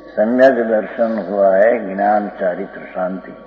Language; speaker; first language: Hindi; non-native, local second language; Gujarati